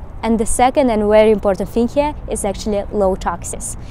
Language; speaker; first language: English; non-native, fluent; Russian